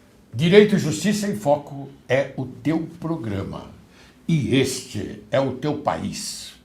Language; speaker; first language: Portuguese; native; Portuguese